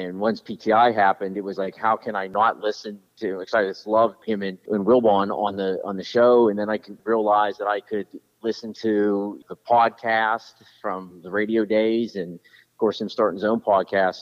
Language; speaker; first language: English; native; English